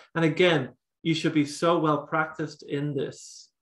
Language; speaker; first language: English; native; English